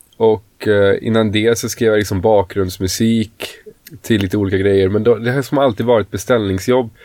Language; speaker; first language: Swedish; native; Swedish